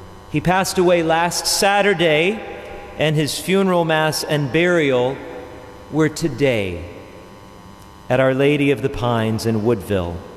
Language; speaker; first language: English; native; English